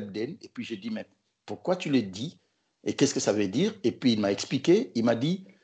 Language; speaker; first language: French; non-native, local second language; Lingala